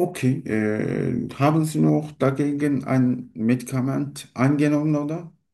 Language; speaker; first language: German; non-native, learner; Turkish